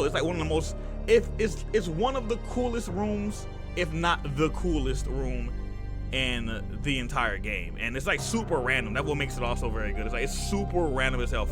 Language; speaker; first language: English; native; English